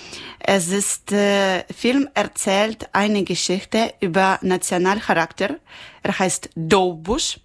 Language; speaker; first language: German; non-native, learner; Ukrainian